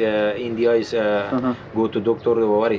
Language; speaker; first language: English; non-native, learner; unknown